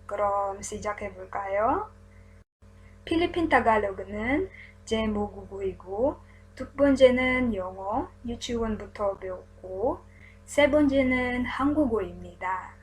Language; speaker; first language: Korean; non-native, learner; Filipino